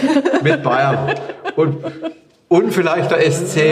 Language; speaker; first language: German; native; German